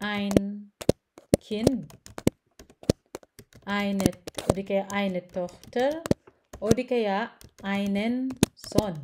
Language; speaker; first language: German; non-native, learner; Filipino